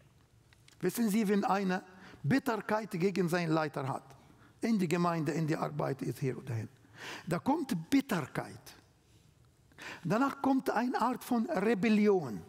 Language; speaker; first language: German; non-native, learner; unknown